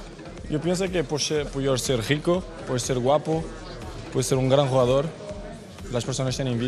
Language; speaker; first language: Spanish; non-native, fluent; Portuguese